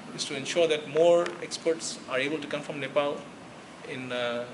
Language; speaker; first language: English; non-native, local second language; Gujarati